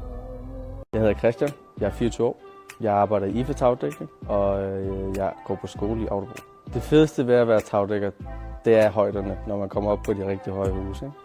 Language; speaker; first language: Danish; native; Danish